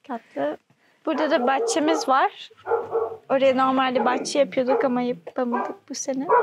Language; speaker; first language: Turkish; early bilingual, heritage; Turkish